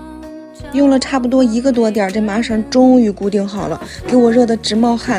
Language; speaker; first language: Chinese; native; Chinese